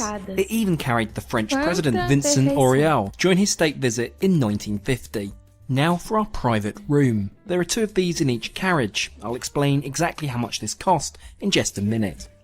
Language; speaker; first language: English; native; English